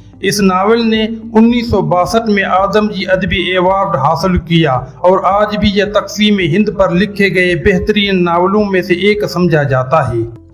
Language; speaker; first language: Urdu; non-native, local second language; Sindhi